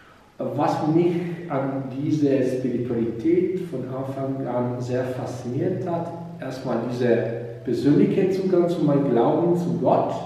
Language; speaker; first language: German; non-native, fluent; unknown